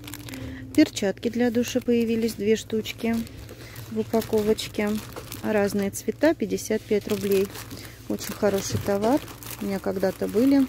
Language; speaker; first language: Russian; native; Russian